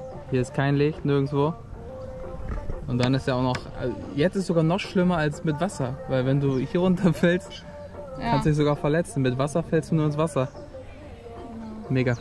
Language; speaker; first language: German; native; German